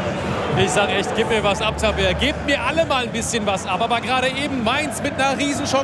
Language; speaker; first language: German; native; German